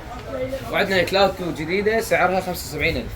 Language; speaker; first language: Arabic; native; Arabic